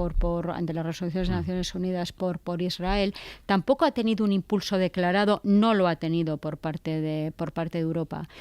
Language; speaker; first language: Spanish; native; Spanish